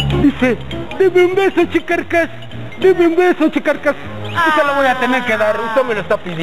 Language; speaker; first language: Spanish; native; Spanish